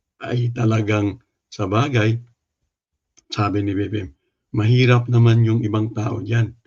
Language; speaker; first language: Filipino; non-native, local second language; Cebuano